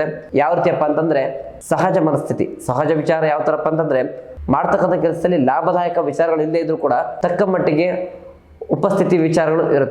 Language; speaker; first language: Kannada; native; Kannada